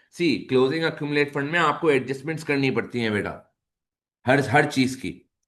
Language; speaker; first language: Urdu; native; Urdu